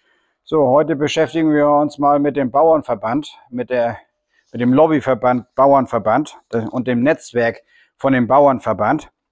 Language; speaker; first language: German; native; German